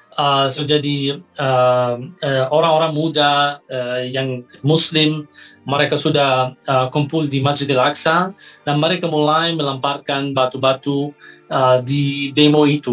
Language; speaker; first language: Indonesian; non-native, fluent; Arabic